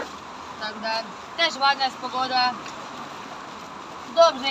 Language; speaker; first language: Polish; non-native, learner; Croatian